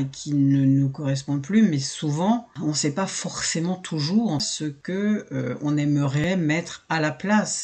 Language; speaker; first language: French; native; French